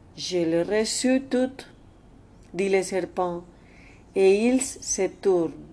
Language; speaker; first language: French; non-native, fluent; Spanish